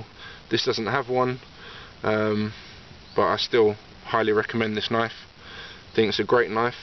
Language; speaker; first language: English; native; English